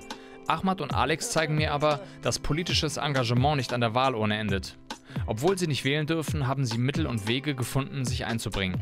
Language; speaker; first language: German; native; German